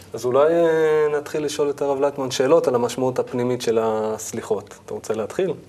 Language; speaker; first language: Hebrew; native; Hebrew